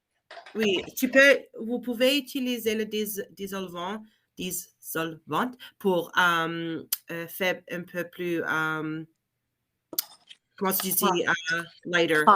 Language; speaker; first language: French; non-native, learner; English